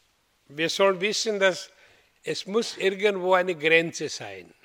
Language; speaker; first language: German; non-native, learner; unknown